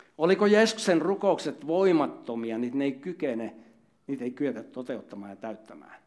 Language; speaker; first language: Finnish; native; Finnish